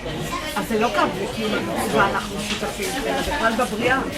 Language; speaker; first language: Hebrew; non-native, learner; English